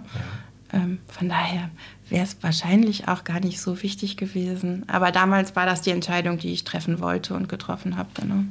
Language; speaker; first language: German; native; German